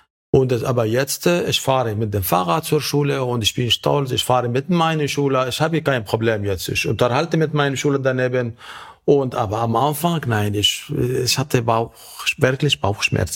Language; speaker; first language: German; non-native, learner; Arabic